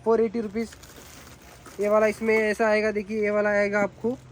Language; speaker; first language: Hindi; non-native, local second language; Kannada